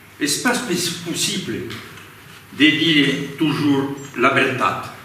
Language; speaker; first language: Occitan; native; Occitan